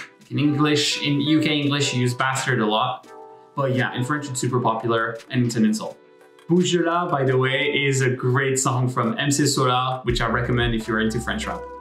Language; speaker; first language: English; non-native, fluent; French